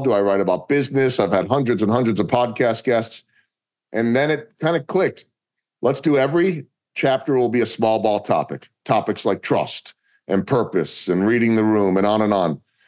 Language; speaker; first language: English; native; English